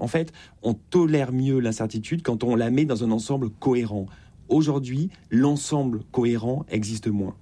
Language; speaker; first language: French; native; French